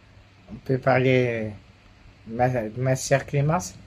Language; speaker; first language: French; native; French